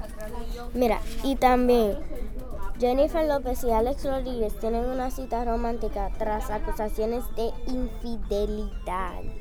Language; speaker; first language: Spanish; early bilingual, other home language; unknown